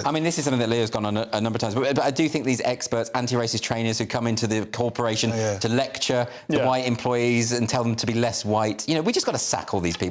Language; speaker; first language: English; native; English